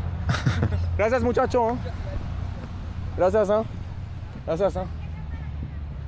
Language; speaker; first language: Spanish; non-native, learner; French